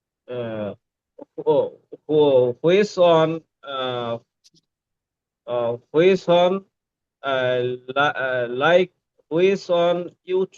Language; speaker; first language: English; non-native, learner; Bangla